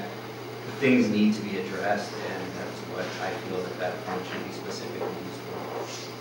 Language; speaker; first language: English; native; English